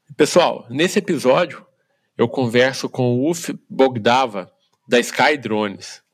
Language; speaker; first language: Portuguese; native; Portuguese